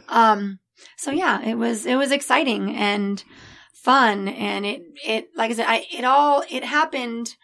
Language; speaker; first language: English; native; English